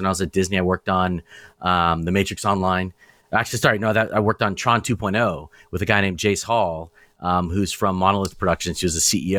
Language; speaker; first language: English; native; English